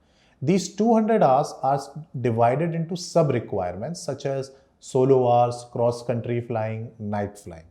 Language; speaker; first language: English; non-native, local second language; Hindi